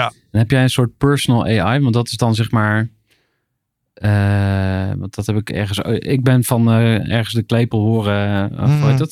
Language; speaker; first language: Dutch; native; Dutch